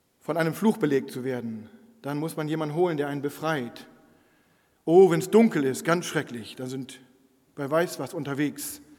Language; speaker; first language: German; non-native, local second language; Low German